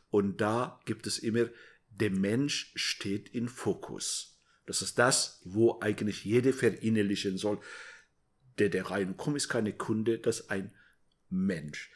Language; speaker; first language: German; non-native, fluent; Persian